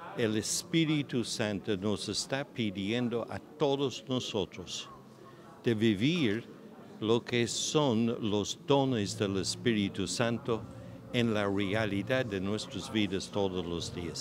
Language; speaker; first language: Spanish; non-native, fluent; English